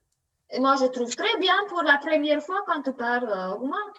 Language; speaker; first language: French; non-native, learner; Romanian